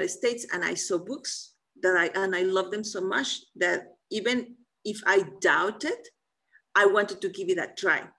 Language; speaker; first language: English; non-native, fluent; Spanish